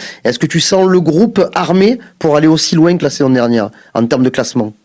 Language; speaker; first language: French; native; French